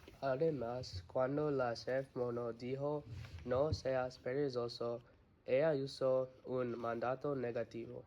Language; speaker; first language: Spanish; non-native, learner; English